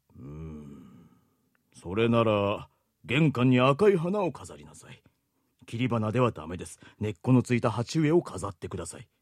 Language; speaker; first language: Japanese; native; Japanese